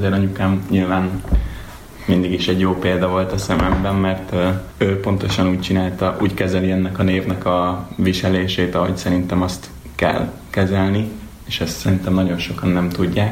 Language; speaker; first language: Hungarian; native; Hungarian